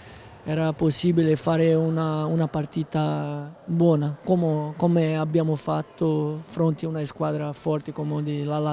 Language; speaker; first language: Italian; non-native, learner; Portuguese